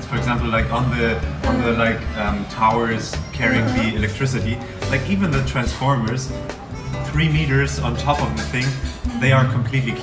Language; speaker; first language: English; non-native, fluent; German